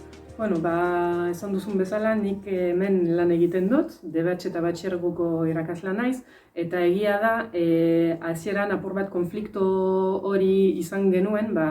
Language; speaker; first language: Basque; non-native, fluent; French